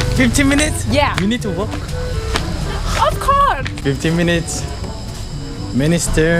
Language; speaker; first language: English; non-native, learner; Korean